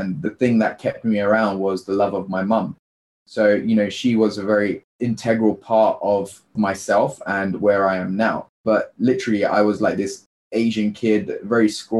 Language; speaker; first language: English; native; English